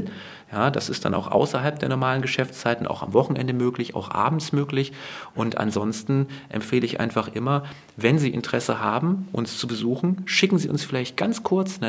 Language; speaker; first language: German; native; German